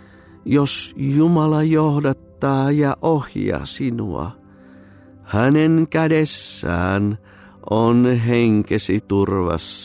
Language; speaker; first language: Finnish; non-native, fluent; Bulgarian